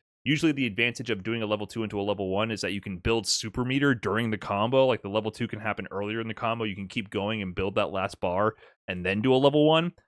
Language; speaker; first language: English; native; English